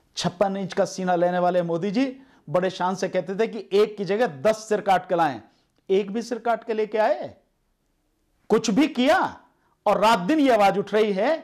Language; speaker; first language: Hindi; native; Hindi